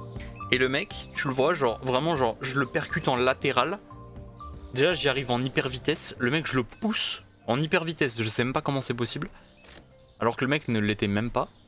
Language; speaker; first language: French; native; French